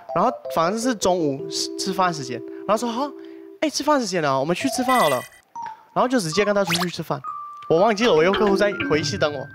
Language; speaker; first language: Chinese; non-native, fluent; Arabic